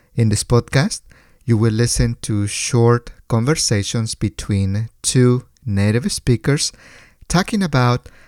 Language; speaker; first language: English; non-native, fluent; Spanish